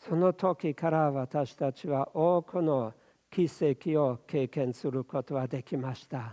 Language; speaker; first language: Japanese; non-native, fluent; German